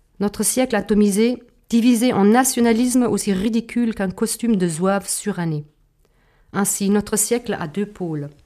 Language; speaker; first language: French; non-native, fluent; German